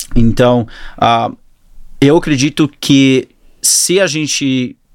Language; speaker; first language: Portuguese; early bilingual, other home language; English